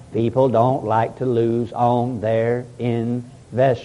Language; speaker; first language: English; native; English